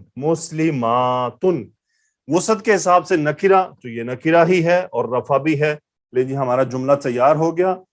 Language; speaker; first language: Urdu; native; Urdu